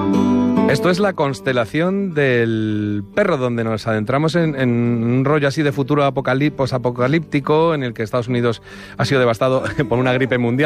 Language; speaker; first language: Spanish; native; Spanish